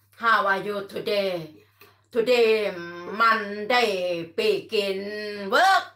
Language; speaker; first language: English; non-native, learner; Thai